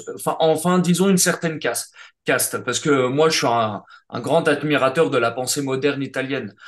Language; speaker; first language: French; native; French